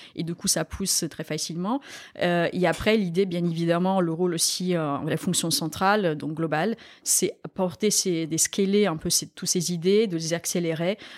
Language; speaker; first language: French; non-native, fluent; Romanian